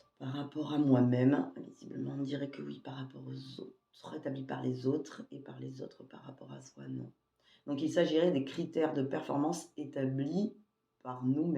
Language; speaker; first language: French; native; French